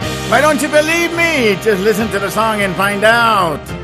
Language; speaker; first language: English; early bilingual, other home language; Spanish